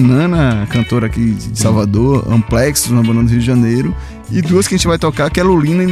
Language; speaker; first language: Portuguese; native; Portuguese